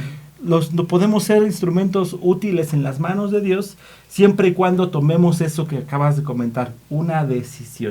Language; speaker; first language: Spanish; native; Spanish